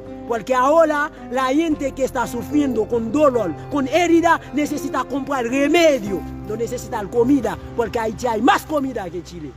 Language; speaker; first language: Spanish; non-native, learner; Haitian Creole